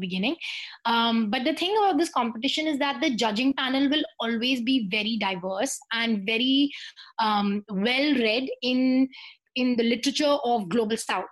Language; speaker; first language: English; non-native, local second language; Hindi